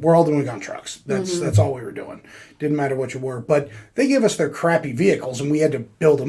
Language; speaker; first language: English; native; English